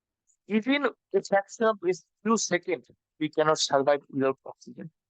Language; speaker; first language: English; non-native, local second language; Bangla